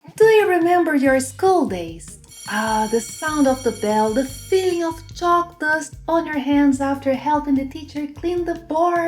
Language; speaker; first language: English; non-native, fluent; Portuguese